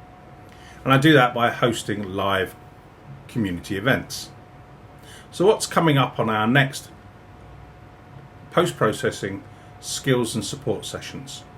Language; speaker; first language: English; native; English